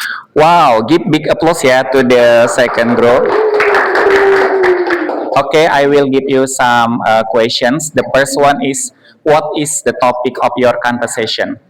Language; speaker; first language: English; non-native, fluent; Indonesian